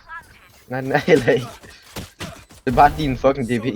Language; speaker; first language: Danish; native; Danish